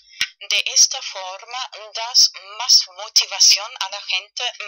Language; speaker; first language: Spanish; non-native, fluent; German